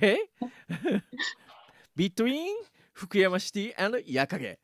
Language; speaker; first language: English; non-native, learner; Japanese